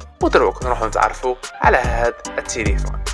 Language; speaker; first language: Arabic; native; Arabic